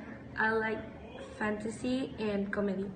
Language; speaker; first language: English; non-native, learner; Spanish